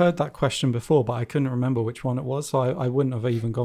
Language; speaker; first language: English; native; English